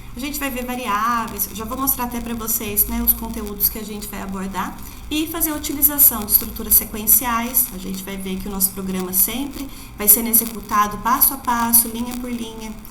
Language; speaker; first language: Portuguese; native; Portuguese